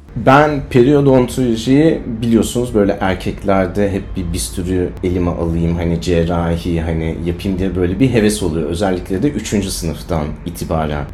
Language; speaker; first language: Turkish; early bilingual, other home language; German